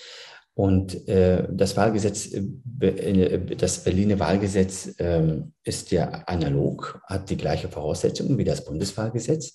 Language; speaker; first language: German; early bilingual, other home language; Turkish